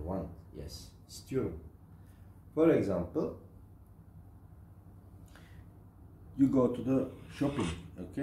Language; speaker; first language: English; non-native, fluent; Turkish